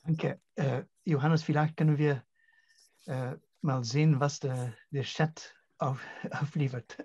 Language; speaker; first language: German; non-native, learner; Dutch